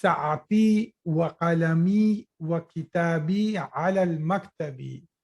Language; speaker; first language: Arabic; non-native, fluent; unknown